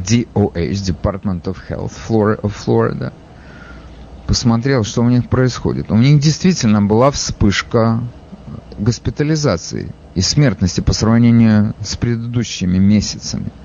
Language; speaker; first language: Russian; native; Russian